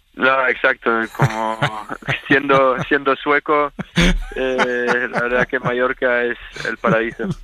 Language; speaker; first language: Spanish; early bilingual, other home language; Swedish